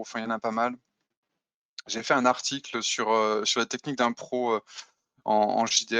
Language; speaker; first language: French; native; French